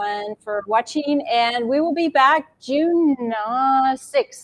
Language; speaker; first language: English; native; English